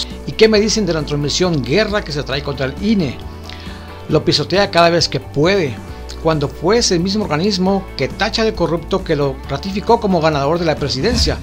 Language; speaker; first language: Spanish; native; Spanish